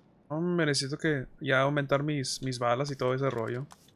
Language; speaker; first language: Spanish; early bilingual, heritage; Spanish